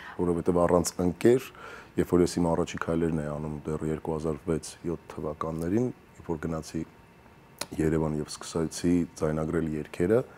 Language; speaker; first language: Armenian; early bilingual, heritage; Armenian